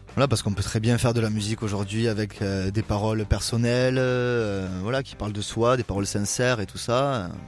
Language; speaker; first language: French; native; French